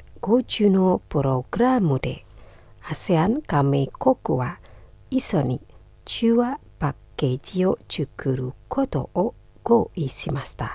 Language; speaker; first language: Japanese; non-native, fluent; Indonesian